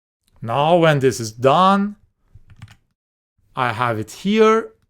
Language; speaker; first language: English; non-native, fluent; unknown